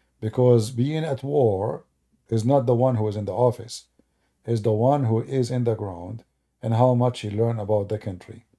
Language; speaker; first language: English; non-native, fluent; Arabic